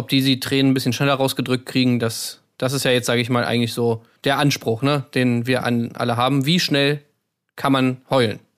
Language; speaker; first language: German; native; German